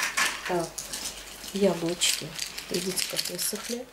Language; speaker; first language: Russian; native; Russian